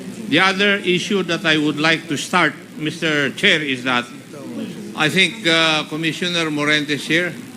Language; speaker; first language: English; non-native, local second language; Filipino